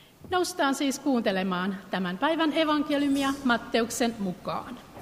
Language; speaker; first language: Finnish; native; Finnish